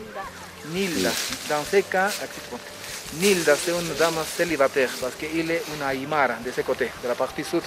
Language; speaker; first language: French; non-native, learner; Spanish